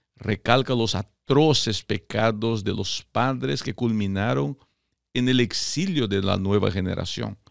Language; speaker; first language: Spanish; early bilingual, heritage; Spanish